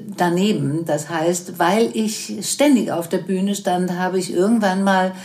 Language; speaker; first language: German; non-native, fluent; Danish